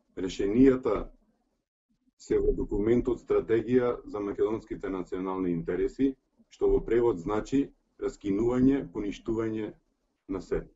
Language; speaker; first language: Macedonian; early bilingual, heritage; Macedonian